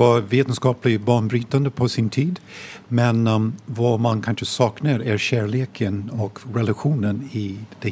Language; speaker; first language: Swedish; non-native, fluent; English